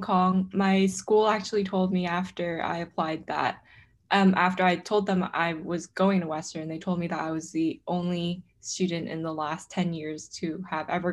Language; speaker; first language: English; non-native, local second language; Cantonese